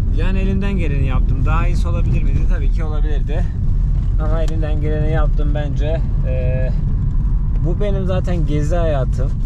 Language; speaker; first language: Turkish; native; Turkish